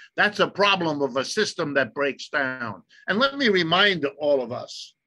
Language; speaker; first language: English; early bilingual, other home language; German